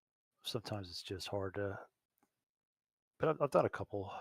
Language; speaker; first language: English; native; English